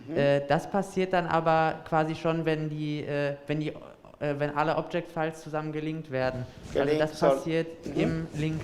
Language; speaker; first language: German; native; German